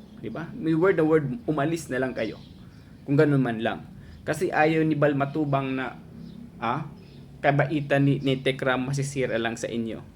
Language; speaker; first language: Filipino; native; Filipino